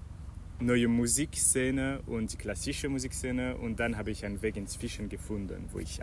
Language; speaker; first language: German; non-native, learner; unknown